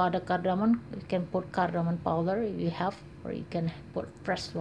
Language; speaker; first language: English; non-native, learner; Indonesian